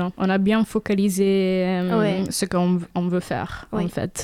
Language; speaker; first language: French; non-native, fluent; Italian